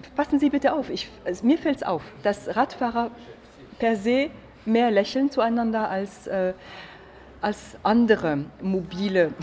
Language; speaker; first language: German; non-native, fluent; French